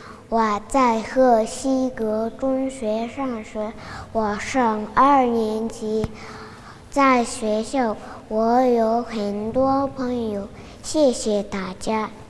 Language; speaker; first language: Chinese; non-native, learner; Mongolian